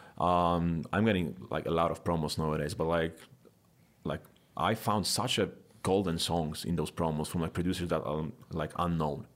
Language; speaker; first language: English; non-native, fluent; Polish